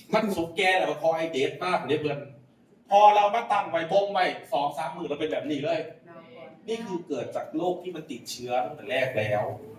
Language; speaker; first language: Thai; non-native, local second language; Lao